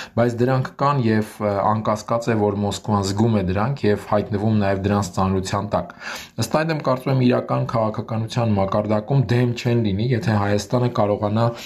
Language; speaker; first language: Armenian; native; Armenian